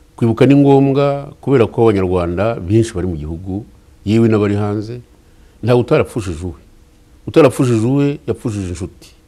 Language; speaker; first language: Kinyarwanda; native; Kinyarwanda